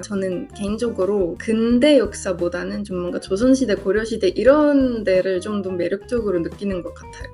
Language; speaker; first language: Korean; non-native, fluent; Estonian